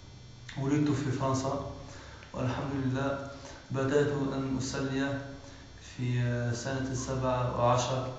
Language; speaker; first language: Arabic; non-native, learner; Turkish